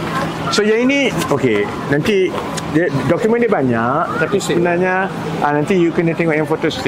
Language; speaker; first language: Malay; native; Malay